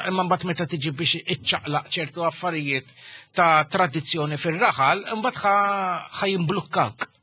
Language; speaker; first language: Maltese; native; Maltese